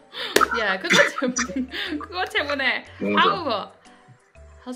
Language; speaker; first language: Korean; non-native, learner; Indonesian